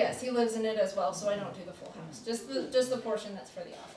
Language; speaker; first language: English; native; English